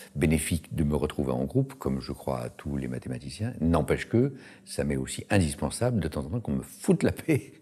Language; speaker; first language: French; native; French